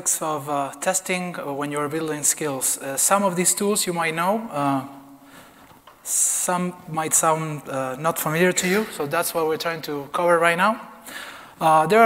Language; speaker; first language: English; non-native, fluent; Spanish